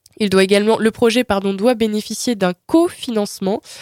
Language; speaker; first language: French; native; French